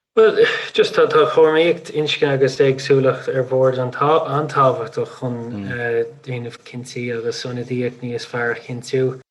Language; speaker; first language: Irish; non-native, local second language; English